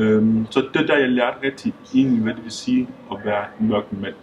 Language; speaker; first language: Danish; early bilingual, other home language; Lingala